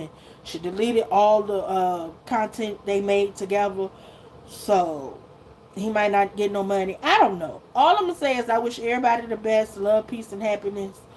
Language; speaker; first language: English; native; English